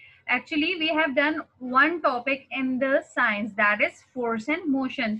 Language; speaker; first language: English; non-native, local second language; Hindi